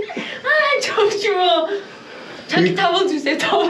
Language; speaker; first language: Korean; non-native, learner; Turkish